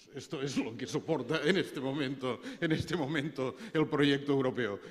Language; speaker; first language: Spanish; native; Spanish